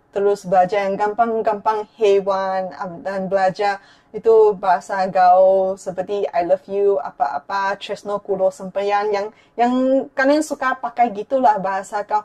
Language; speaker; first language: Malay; non-native, fluent; Chinese